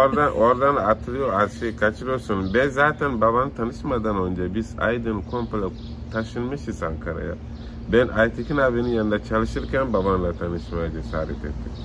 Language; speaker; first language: Turkish; non-native, fluent; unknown